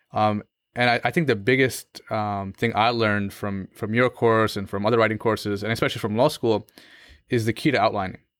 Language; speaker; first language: English; native; English